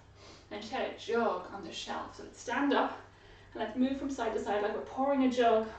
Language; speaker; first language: English; native; English